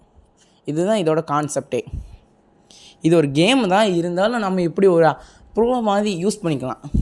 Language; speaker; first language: Tamil; native; Tamil